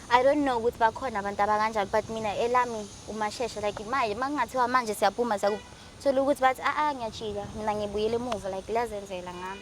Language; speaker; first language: Zulu; native; Zulu